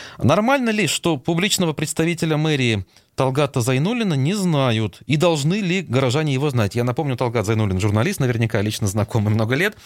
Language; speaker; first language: Russian; native; Russian